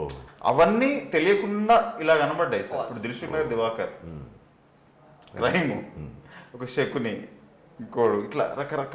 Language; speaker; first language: Telugu; native; Telugu